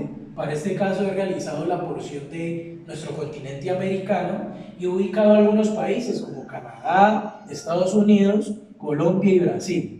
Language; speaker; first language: Spanish; native; Spanish